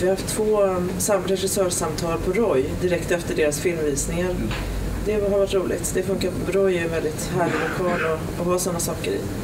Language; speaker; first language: Swedish; native; Swedish